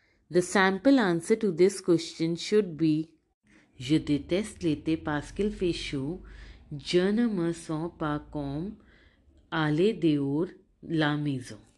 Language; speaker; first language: French; non-native, fluent; Hindi